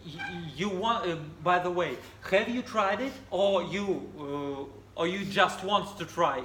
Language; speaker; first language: English; non-native, fluent; Russian